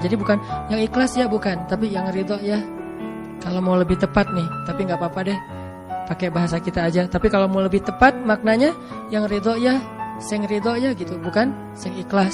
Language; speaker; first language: Indonesian; native; Indonesian